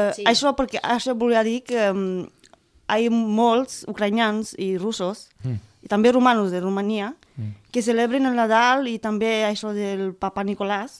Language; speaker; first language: Catalan; non-native, fluent; Romanian